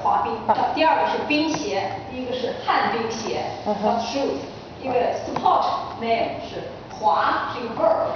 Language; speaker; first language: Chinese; non-native, learner; German